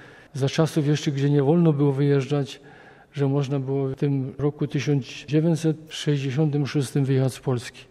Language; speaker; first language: Polish; native; Polish